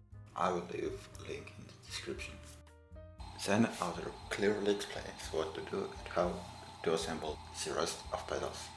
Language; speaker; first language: English; non-native, fluent; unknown